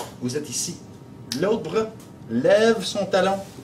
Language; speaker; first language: French; non-native, fluent; English